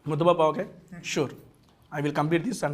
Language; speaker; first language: Telugu; native; Telugu